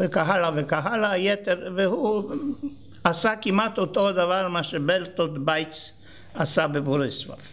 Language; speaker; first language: Hebrew; non-native, fluent; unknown